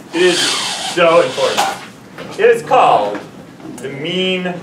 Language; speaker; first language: English; native; English